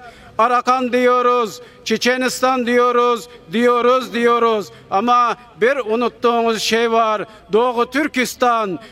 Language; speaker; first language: Turkish; non-native, fluent; Uyghur